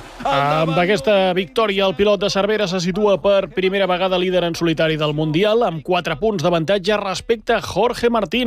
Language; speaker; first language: Catalan; native; Catalan